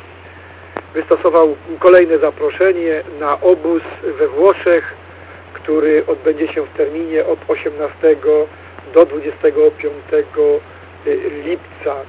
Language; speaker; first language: Polish; native; Polish